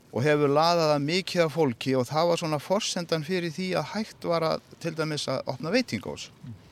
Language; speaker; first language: Icelandic; non-native, fluent; Polish